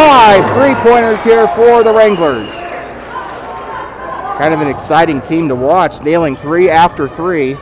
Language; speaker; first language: English; native; English